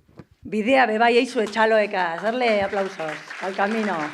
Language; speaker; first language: Basque; native; Basque